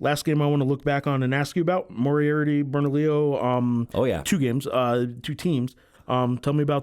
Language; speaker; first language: English; native; English